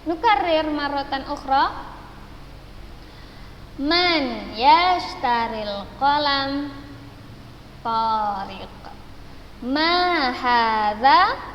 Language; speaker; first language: Arabic; non-native, fluent; Indonesian